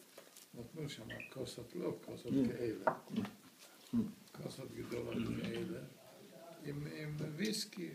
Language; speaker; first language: Hebrew; non-native, fluent; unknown